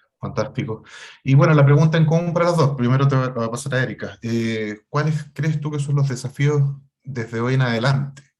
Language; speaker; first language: Spanish; native; Spanish